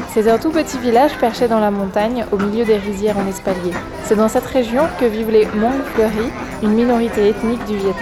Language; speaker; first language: French; native; French